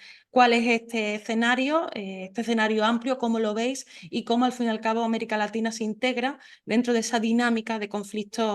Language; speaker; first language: Spanish; native; Spanish